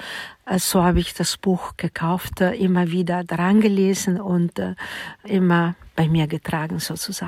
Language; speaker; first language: German; non-native, fluent; Italian